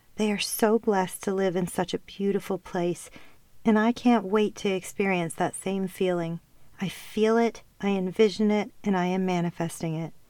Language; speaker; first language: English; native; English